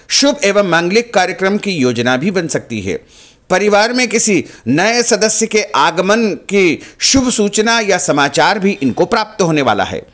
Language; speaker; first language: Hindi; native; Hindi